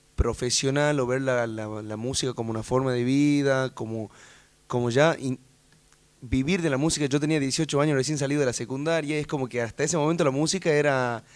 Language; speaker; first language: Spanish; native; Spanish